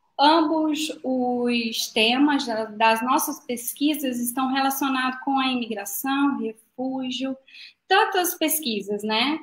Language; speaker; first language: Portuguese; native; Portuguese